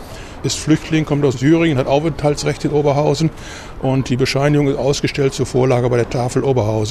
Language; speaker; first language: German; native; German